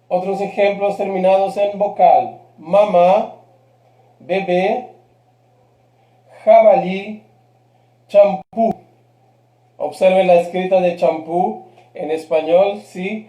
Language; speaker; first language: Spanish; non-native, fluent; Portuguese